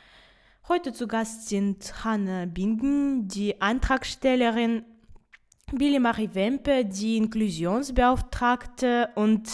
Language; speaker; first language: German; non-native, fluent; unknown